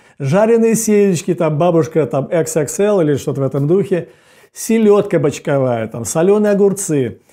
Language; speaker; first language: Russian; native; Russian